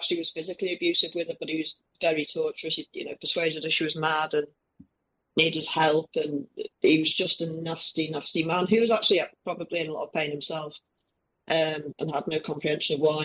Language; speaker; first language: English; native; English